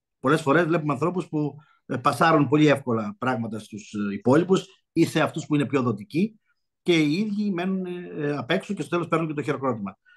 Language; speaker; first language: Greek; early bilingual, heritage; Greek